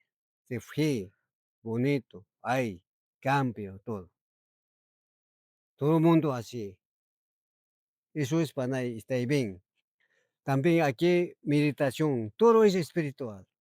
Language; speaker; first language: Spanish; non-native, local second language; Quechua